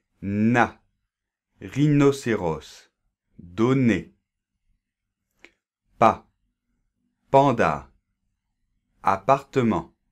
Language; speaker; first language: French; native; French